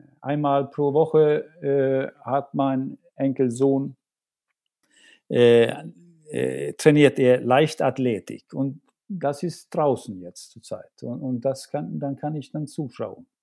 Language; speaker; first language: German; non-native, fluent; Swedish